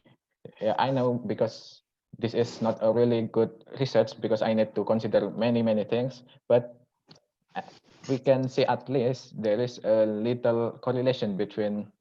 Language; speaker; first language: English; non-native, local second language; Indonesian